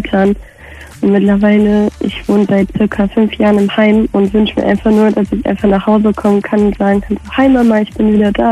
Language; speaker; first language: German; native; German